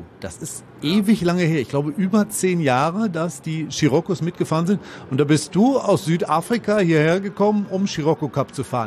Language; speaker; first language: German; native; German